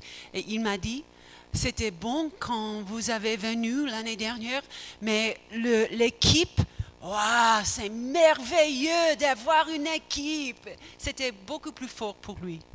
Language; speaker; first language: French; non-native, learner; English